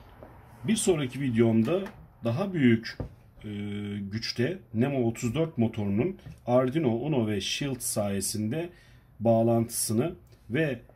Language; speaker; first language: Turkish; native; Turkish